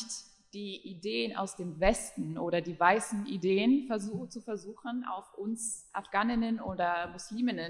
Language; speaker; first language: German; early bilingual, other home language; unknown